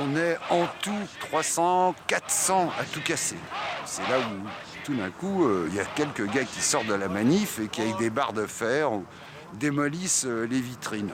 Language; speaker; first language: French; native; French